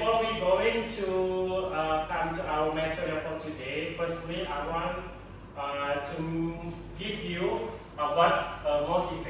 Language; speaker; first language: English; non-native, learner; Indonesian